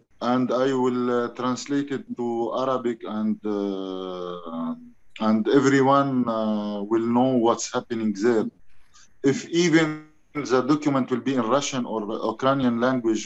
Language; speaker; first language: English; non-native, learner; Arabic